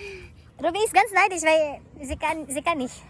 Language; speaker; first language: German; non-native, learner; Filipino